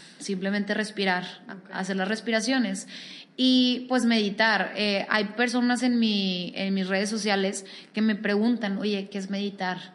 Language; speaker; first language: Spanish; native; Spanish